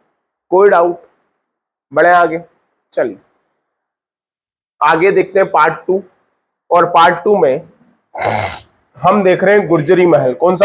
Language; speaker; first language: Hindi; native; Hindi